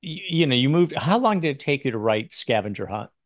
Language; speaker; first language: English; native; English